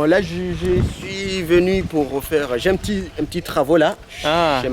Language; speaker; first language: French; non-native, local second language; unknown